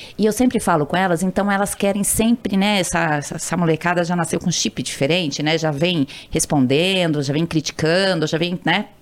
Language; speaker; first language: Portuguese; native; Portuguese